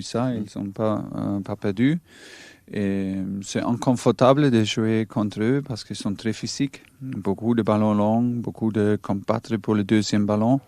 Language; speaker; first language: French; non-native, fluent; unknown